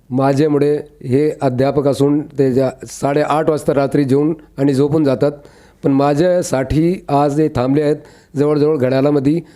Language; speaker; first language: Marathi; non-native, local second language; Urdu